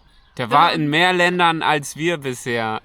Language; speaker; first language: German; native; German